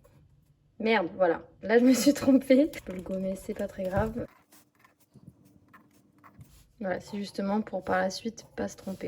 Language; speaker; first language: French; native; French